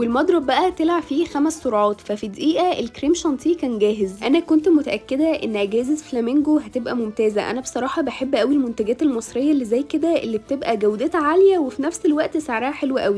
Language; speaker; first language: Arabic; native; Arabic